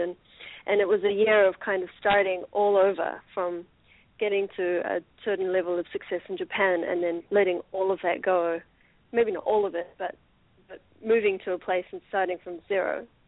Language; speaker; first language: English; native; English